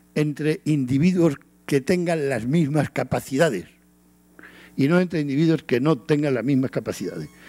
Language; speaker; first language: Spanish; native; Spanish